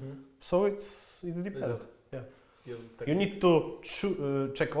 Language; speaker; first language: English; non-native, fluent; Polish